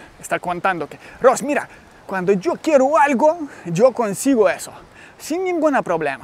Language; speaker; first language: Spanish; non-native, learner; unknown